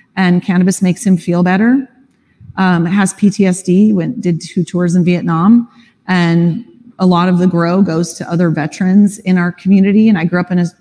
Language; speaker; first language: English; native; English